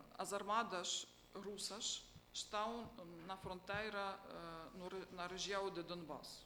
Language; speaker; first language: Portuguese; non-native, fluent; Ukrainian